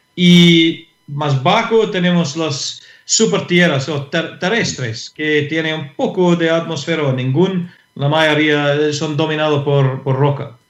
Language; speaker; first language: Spanish; non-native, fluent; English